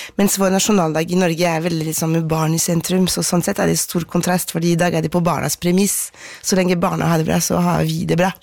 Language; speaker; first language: Norwegian; non-native, fluent; French